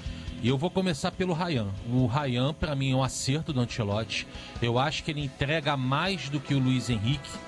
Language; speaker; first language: Portuguese; native; Portuguese